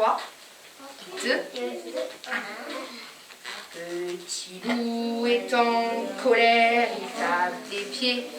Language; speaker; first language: French; native; French